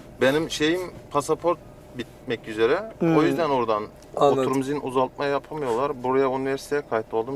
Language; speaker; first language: Turkish; non-native, fluent; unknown